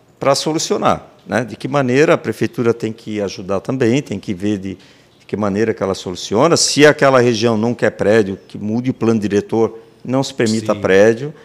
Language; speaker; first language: Portuguese; native; Portuguese